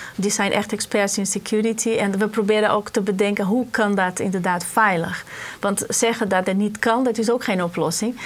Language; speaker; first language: Dutch; non-native, fluent; Portuguese